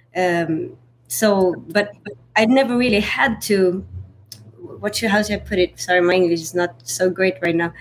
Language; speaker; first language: English; non-native, fluent; Swedish